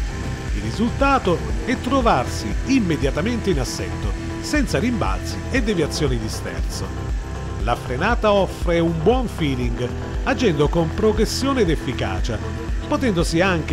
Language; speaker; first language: Italian; native; Italian